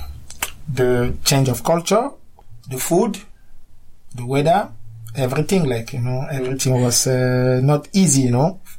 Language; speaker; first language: English; non-native, learner; French